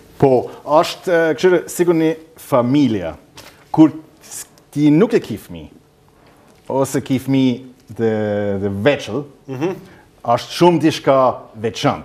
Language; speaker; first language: Albanian; non-native, learner; German